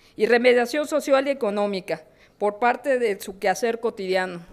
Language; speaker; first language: Spanish; native; Spanish